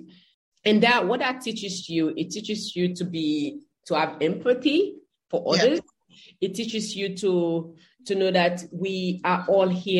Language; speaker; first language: English; non-native, local second language; Krio